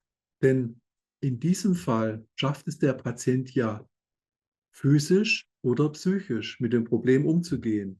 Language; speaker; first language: German; native; German